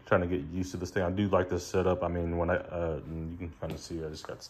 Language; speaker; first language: English; native; English